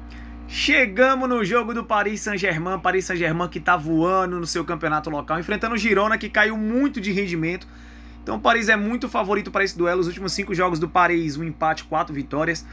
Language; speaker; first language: Portuguese; native; Portuguese